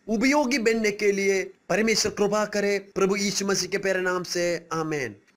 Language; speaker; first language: Hindi; non-native, local second language; Malayalam